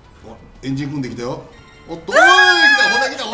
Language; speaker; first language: Japanese; native; Japanese